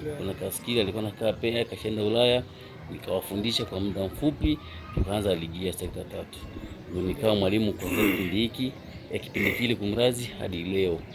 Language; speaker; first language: Swahili; native; Swahili